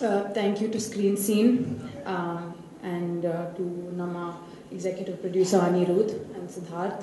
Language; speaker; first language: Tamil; non-native, learner; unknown